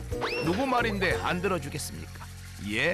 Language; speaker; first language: Korean; native; Korean